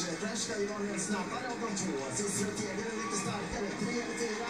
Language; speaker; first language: Swedish; native; Swedish